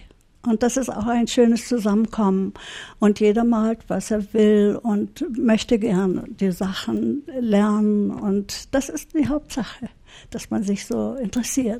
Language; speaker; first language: German; early bilingual, heritage; German